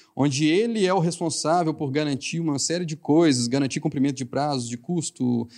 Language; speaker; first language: Portuguese; native; Portuguese